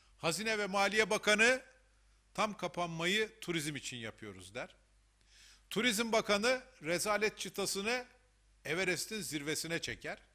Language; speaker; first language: Turkish; native; Turkish